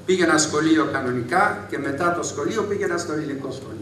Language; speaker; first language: Greek; early bilingual, heritage; Greek